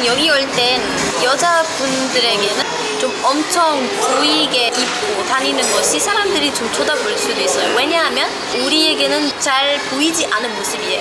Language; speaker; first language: Korean; non-native, local second language; Arabic